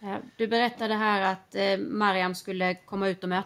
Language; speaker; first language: Swedish; native; Swedish